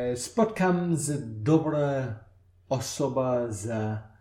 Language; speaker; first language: Polish; non-native, learner; English